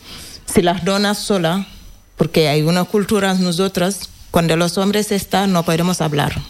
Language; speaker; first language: Spanish; non-native, learner; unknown